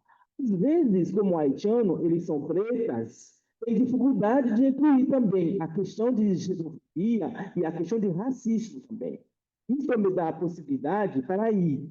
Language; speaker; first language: Portuguese; non-native, fluent; Haitian Creole